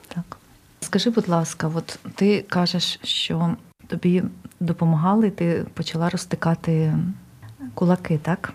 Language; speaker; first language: Ukrainian; native; Ukrainian